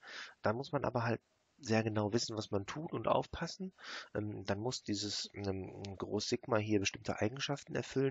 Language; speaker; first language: German; native; German